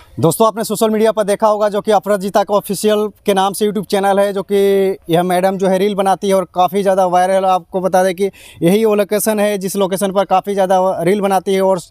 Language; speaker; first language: Hindi; native; Hindi